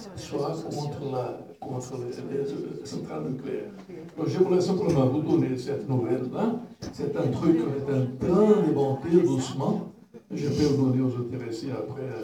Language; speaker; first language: French; non-native, learner; Portuguese